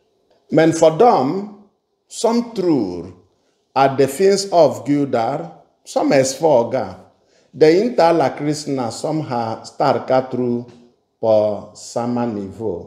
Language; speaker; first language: Swedish; non-native, fluent; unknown